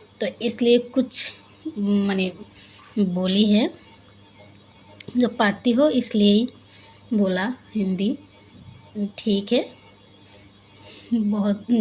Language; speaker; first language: Hindi; non-native, learner; Bangla